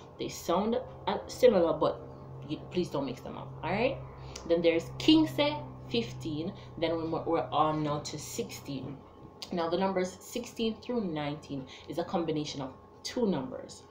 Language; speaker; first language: English; native; English